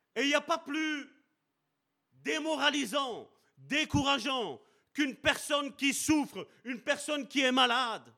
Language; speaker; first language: French; early bilingual, other home language; Italian